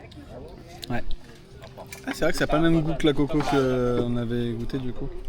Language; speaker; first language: French; native; French